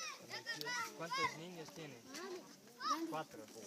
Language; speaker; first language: Spanish; non-native, learner; English